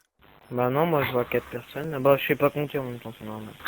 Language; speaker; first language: French; native; French